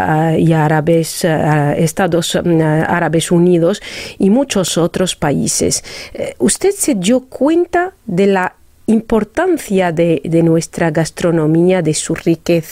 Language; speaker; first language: Spanish; non-native, fluent; Arabic